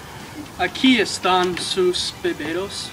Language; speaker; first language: Spanish; non-native, learner; English